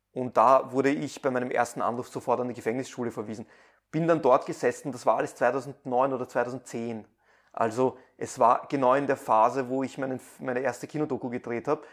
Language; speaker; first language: German; early bilingual, other home language; Persian